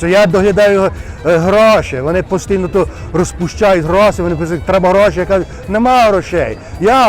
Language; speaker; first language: Ukrainian; early bilingual, heritage; Ukrainian